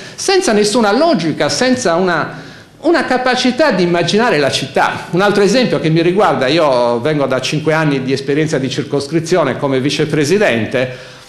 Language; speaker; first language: Italian; native; Italian